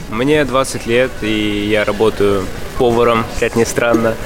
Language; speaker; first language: Russian; early bilingual, other home language; Uzbek